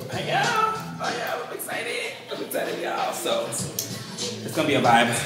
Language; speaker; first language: English; native; English